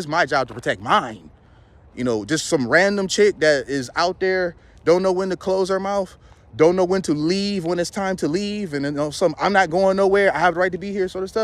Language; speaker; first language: English; native; English